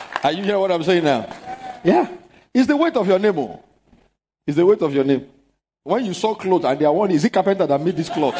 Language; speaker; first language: English; non-native, local second language; Yoruba